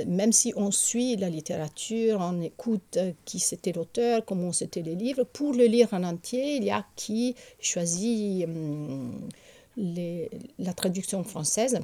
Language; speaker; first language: French; non-native, fluent; Italian